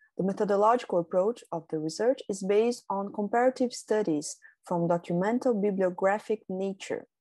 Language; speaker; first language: English; non-native, fluent; Portuguese